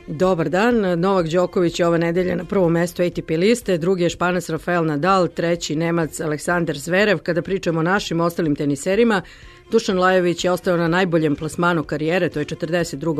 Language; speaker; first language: Serbian; native; Serbian